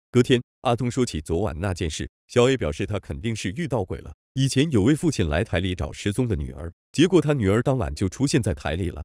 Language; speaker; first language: Chinese; native; Chinese